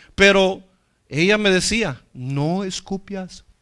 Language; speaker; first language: Spanish; non-native, fluent; English